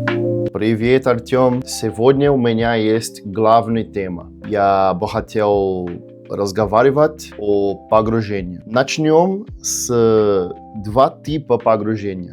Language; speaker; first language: Russian; non-native, learner; Portuguese